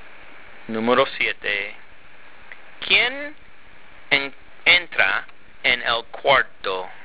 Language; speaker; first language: Spanish; non-native, fluent; English